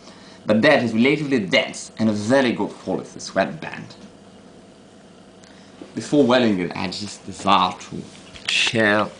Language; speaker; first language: English; non-native, fluent; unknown